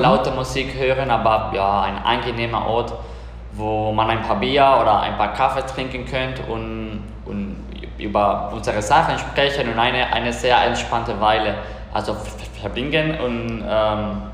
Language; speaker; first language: German; non-native, fluent; Spanish